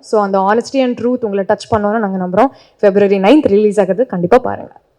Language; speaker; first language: Tamil; non-native, learner; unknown